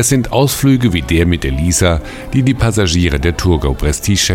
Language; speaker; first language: German; native; German